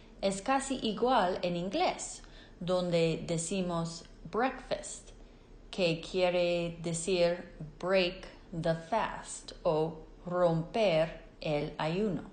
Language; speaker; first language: Spanish; non-native, fluent; English